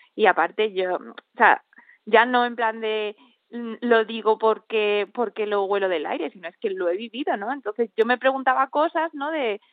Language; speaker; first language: Spanish; native; Spanish